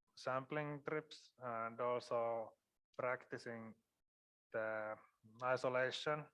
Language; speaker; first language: English; non-native, fluent; Finnish